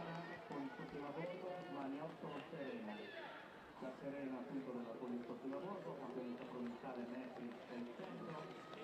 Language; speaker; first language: Italian; native; Italian